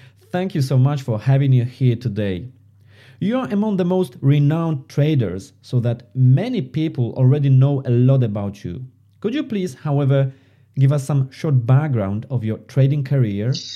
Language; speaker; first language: English; non-native, fluent; Polish